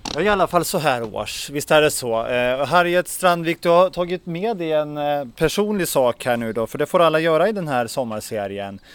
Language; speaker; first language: Swedish; native; Swedish